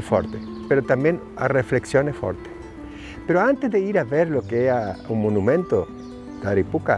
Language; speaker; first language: Portuguese; non-native, learner; Spanish